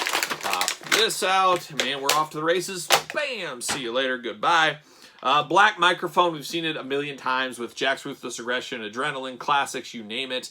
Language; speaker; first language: English; native; English